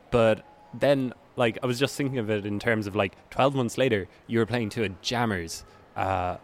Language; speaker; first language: English; native; English